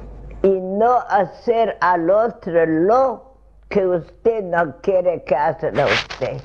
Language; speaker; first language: Spanish; non-native, fluent; Russian